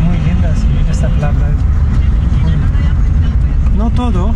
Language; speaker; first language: Spanish; non-native, learner; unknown